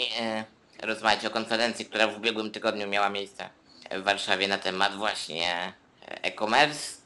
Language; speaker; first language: Polish; native; Polish